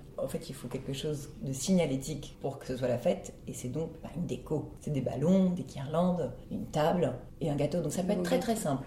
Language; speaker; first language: French; non-native, fluent; Portuguese